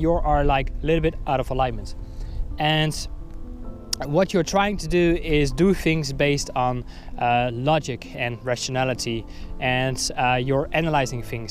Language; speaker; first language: English; non-native, fluent; Dutch